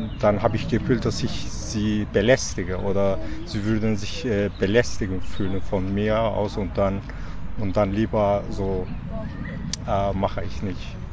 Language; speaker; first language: German; non-native, fluent; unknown